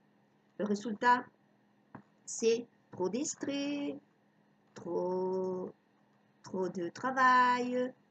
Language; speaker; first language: French; non-native, fluent; Spanish